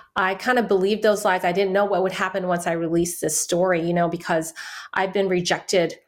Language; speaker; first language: English; early bilingual, other home language; Chinese